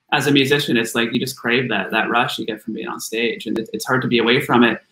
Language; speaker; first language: English; native; English